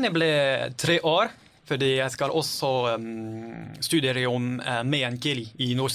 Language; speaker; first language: Norwegian; non-native, learner; French